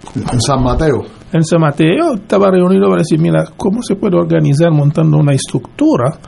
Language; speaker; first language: Spanish; non-native, fluent; Haitian Creole